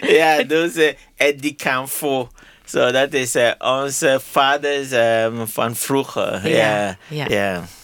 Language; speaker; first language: Dutch; non-native, learner; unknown